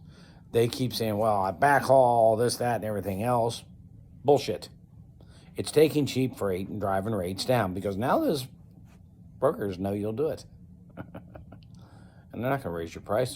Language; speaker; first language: English; native; English